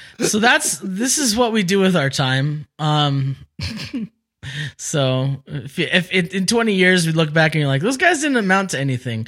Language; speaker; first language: English; native; English